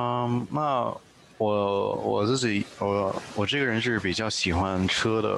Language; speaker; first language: Chinese; early bilingual, heritage; Chinese